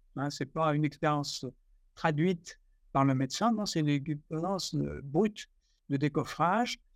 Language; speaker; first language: French; native; French